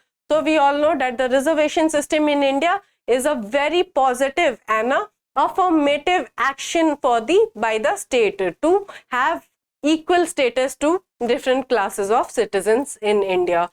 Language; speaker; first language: English; non-native, local second language; Hindi